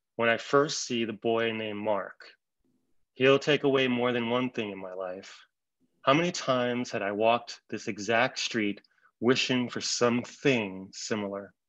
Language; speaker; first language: English; native; English